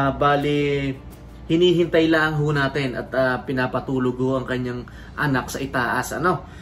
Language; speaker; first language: Filipino; native; Filipino